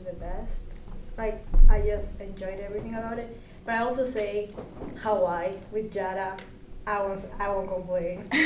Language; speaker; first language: English; non-native, fluent; Spanish